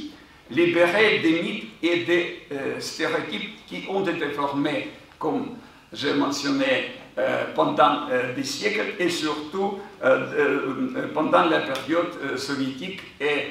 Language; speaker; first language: French; non-native, fluent; Ukrainian